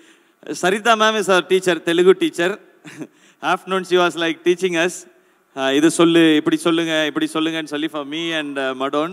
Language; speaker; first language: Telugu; non-native, learner; Tamil